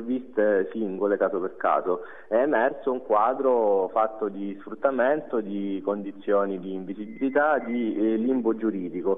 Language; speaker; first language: Italian; native; Italian